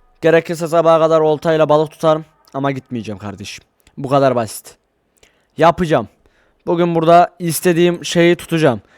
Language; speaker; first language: Turkish; native; Turkish